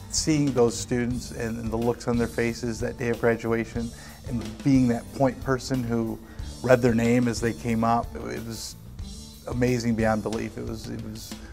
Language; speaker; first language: English; native; English